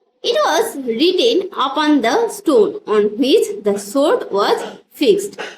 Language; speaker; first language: English; non-native, local second language; Bangla